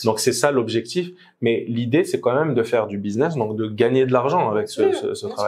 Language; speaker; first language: French; native; French